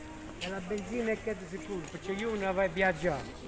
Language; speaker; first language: Italian; non-native, learner; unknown